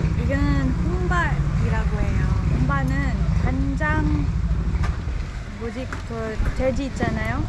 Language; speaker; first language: Korean; non-native, fluent; Cebuano